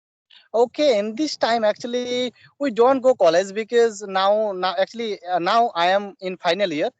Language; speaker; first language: English; non-native, learner; Bangla